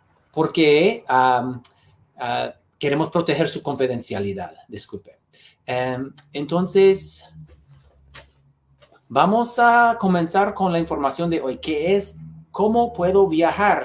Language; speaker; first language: Spanish; non-native, fluent; English